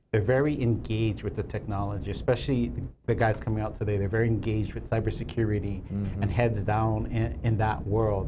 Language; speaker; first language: English; native; English